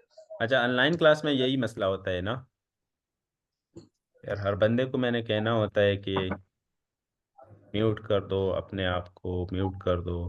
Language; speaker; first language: Hindi; non-native, local second language; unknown